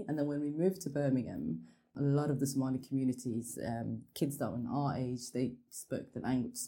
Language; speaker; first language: English; non-native, fluent; Norwegian